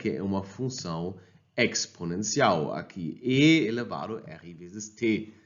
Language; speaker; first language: Portuguese; non-native, fluent; German